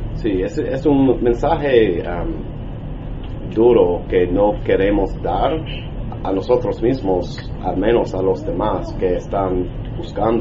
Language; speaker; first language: Spanish; non-native, learner; English